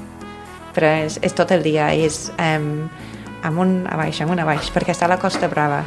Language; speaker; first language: Catalan; non-native, fluent; English